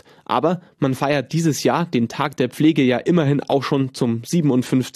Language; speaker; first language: German; native; German